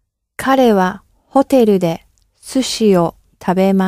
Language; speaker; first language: Japanese; non-native, learner; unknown